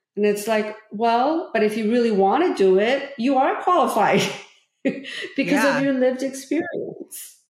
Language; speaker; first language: English; early bilingual, other home language; Korean